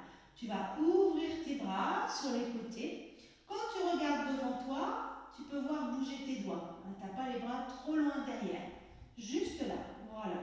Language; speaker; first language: French; native; French